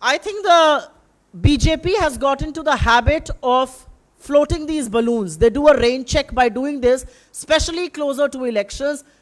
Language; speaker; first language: English; non-native, local second language; Hindi